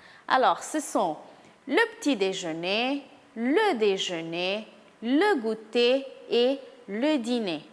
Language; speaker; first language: French; non-native, fluent; Portuguese